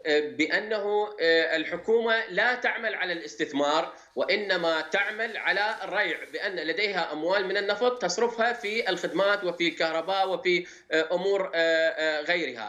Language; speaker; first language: Arabic; native; Arabic